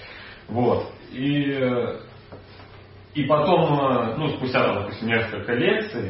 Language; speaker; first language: Russian; native; Russian